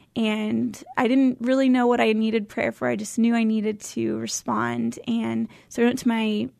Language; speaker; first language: English; native; English